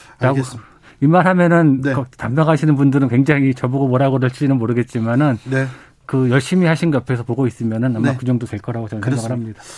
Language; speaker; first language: Korean; native; Korean